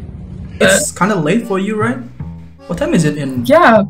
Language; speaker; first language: English; non-native, learner; Indonesian